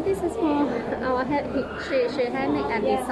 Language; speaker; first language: English; non-native, learner; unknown